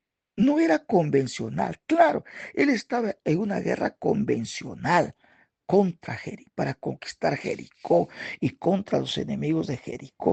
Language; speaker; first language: Spanish; native; Spanish